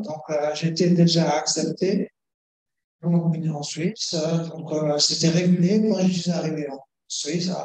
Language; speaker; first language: French; non-native, fluent; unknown